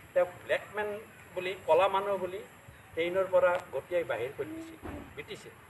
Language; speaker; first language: Assamese; non-native, local second language; Bangla